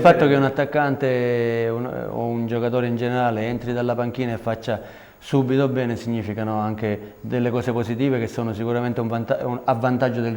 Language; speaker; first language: Italian; native; Italian